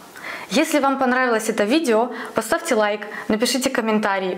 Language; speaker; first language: Russian; native; Russian